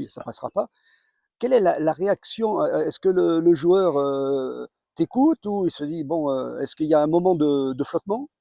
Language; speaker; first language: French; native; French